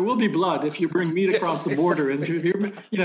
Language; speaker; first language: English; native; English